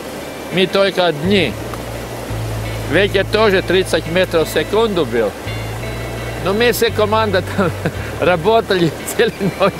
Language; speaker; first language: Russian; non-native, local second language; Latvian